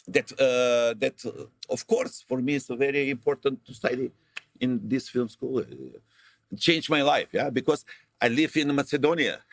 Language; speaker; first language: English; non-native, learner; Macedonian